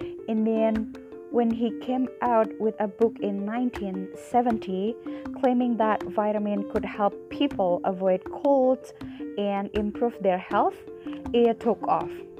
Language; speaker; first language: English; non-native, fluent; Indonesian